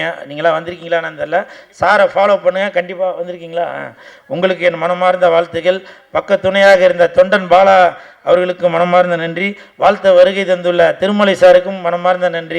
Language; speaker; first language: Tamil; native; Tamil